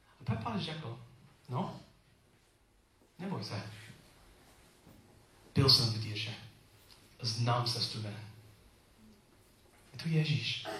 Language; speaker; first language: Czech; non-native, learner; English